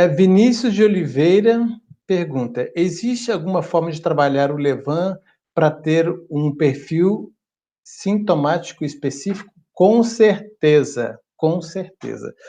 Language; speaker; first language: Portuguese; early bilingual, other home language; German